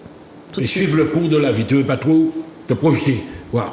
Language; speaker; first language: French; native; French